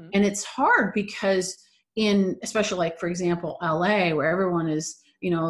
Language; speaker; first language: English; native; English